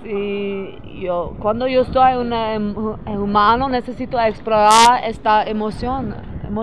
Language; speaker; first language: Spanish; non-native, learner; English